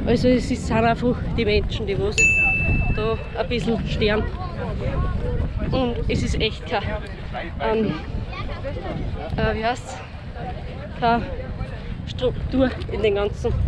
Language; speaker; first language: German; native; German